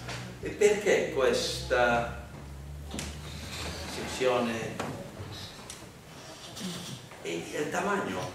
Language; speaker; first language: Italian; non-native, learner; Spanish